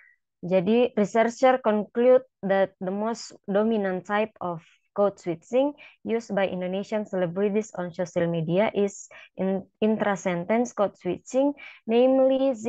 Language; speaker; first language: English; non-native, learner; Indonesian